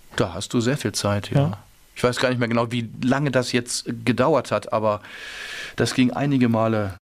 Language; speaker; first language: German; native; German